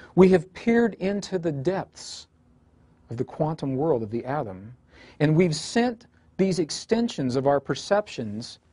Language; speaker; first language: English; native; English